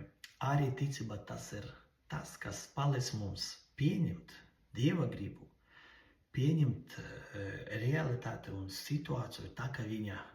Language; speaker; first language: Latvian; non-native, local second language; Russian